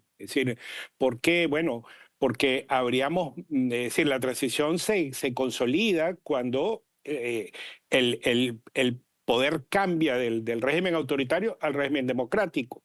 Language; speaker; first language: Spanish; native; Spanish